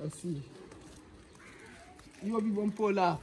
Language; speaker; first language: Italian; non-native, learner; Swahili